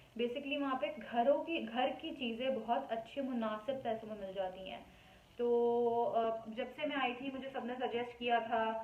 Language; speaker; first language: Urdu; native; Urdu